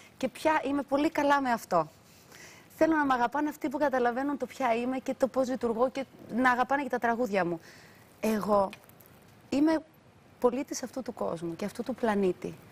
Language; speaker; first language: Greek; early bilingual, other home language; Albanian